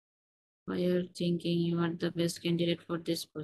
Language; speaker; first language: English; non-native, local second language; Bangla